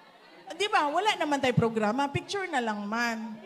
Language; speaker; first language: Filipino; non-native, local second language; Cebuano